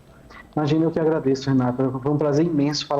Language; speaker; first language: Portuguese; native; Portuguese